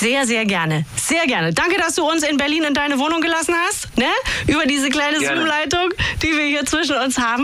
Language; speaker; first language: German; native; German